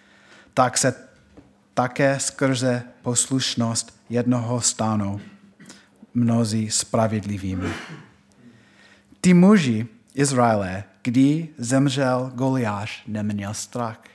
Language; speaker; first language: Czech; non-native, fluent; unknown